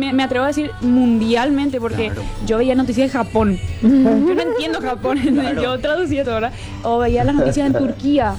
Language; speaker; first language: Spanish; non-native, fluent; German